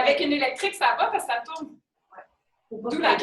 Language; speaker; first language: French; native; French